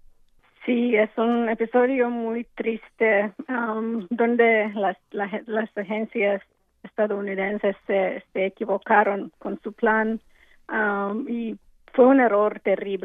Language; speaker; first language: Spanish; non-native, fluent; English